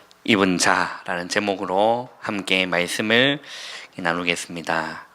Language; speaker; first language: Korean; native; Korean